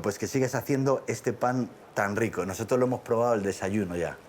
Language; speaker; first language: Spanish; native; Spanish